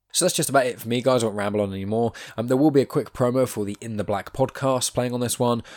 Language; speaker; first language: English; native; English